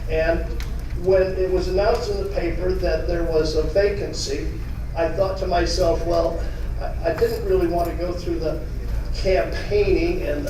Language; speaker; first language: English; native; English